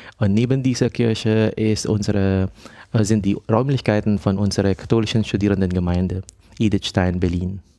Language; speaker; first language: German; non-native, fluent; Filipino